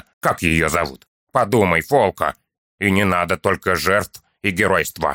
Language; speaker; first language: Russian; native; Russian